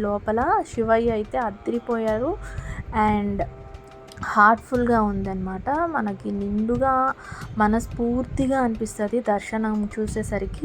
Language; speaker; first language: Telugu; native; Telugu